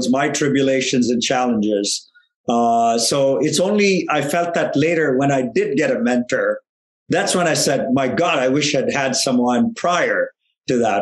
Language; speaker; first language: English; non-native, local second language; Tamil